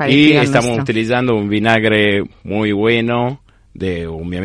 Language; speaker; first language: Spanish; non-native, fluent; Italian